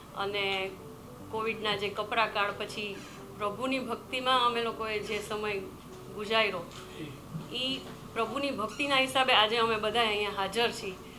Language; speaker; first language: Gujarati; native; Gujarati